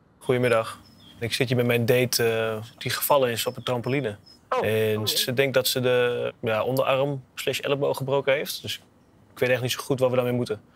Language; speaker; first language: Dutch; native; Dutch